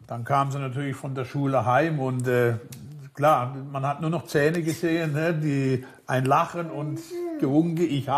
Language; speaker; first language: German; native; German